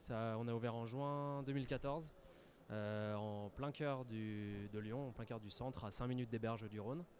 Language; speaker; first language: French; native; French